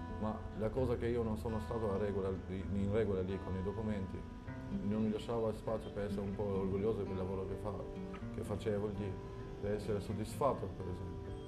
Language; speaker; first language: Italian; non-native, fluent; Albanian